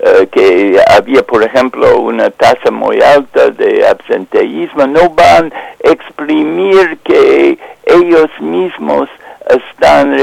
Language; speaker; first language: Spanish; non-native, fluent; English